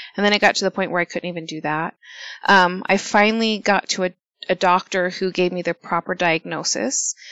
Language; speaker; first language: English; early bilingual, other home language; Spanish